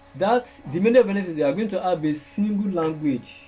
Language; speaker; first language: English; non-native, local second language; Yoruba